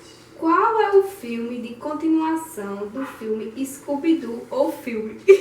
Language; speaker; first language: Portuguese; native; Portuguese